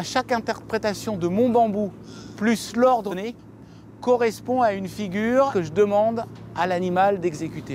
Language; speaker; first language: French; native; French